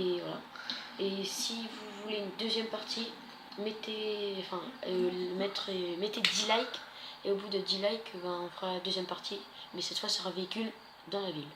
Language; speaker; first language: French; native; French